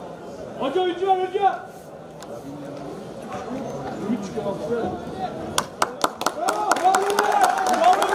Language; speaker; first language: Turkish; native; Turkish